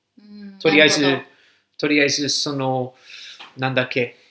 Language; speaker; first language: Japanese; non-native, fluent; English